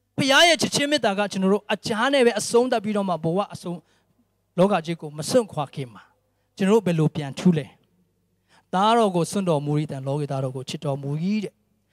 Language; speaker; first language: Burmese; non-native, local second language; Tedim Chin